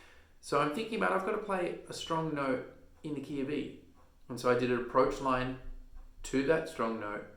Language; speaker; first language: English; native; English